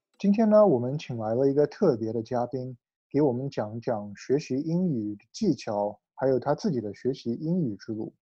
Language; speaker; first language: Chinese; early bilingual, heritage; Chinese